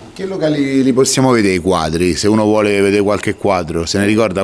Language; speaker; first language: Italian; native; Italian